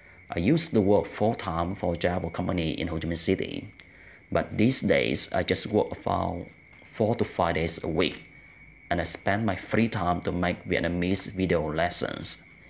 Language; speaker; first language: English; non-native, fluent; Vietnamese